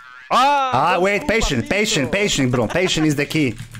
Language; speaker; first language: English; non-native, learner; Polish